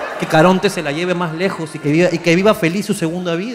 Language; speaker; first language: Spanish; native; Spanish